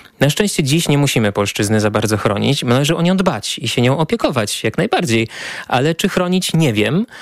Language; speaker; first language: Polish; native; Polish